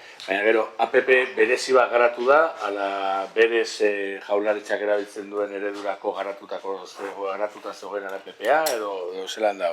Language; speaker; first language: Basque; native; Basque